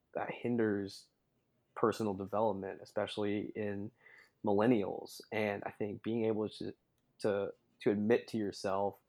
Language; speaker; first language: English; native; English